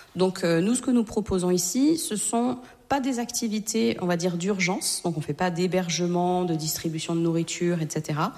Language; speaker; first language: French; native; French